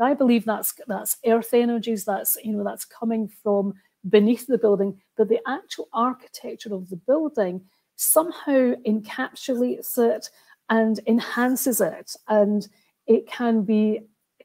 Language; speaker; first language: English; native; English